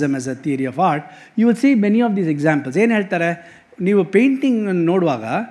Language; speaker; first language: English; non-native, local second language; Kannada